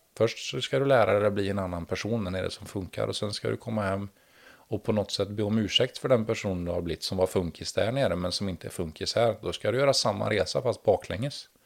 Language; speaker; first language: Swedish; native; Swedish